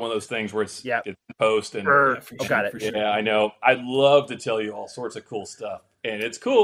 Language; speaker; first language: English; native; English